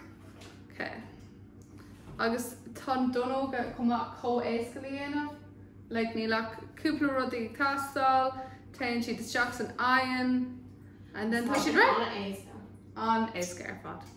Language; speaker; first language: Irish; non-native, local second language; English